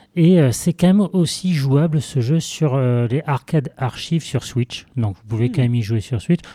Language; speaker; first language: French; native; French